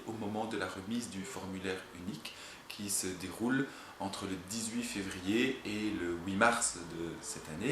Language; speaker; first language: French; native; French